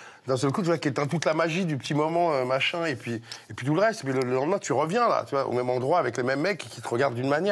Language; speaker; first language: French; native; French